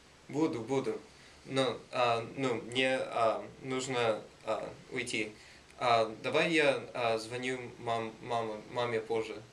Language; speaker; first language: Russian; non-native, learner; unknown